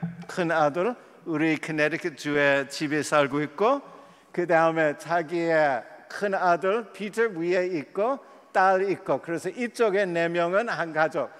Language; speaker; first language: Korean; non-native, fluent; English